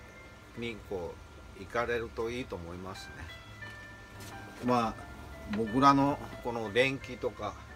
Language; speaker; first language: Japanese; native; Japanese